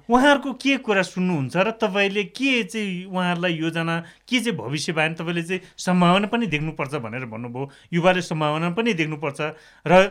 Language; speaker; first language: Nepali; native; Nepali